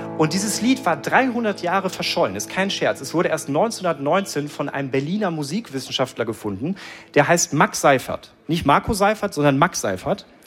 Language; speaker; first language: German; native; German